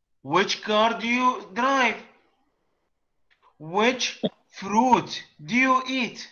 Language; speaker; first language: English; non-native, learner; Arabic